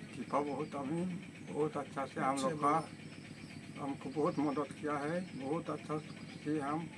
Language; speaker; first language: Hindi; non-native, local second language; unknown